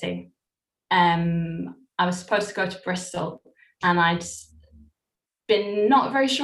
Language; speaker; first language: English; native; English